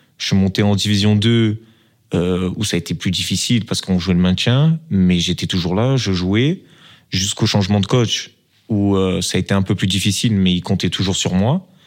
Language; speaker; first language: French; native; French